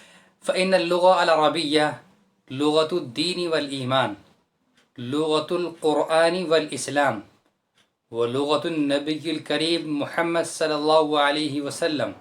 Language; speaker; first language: Arabic; non-native, fluent; Urdu